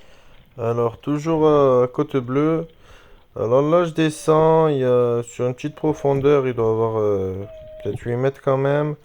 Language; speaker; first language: French; native; French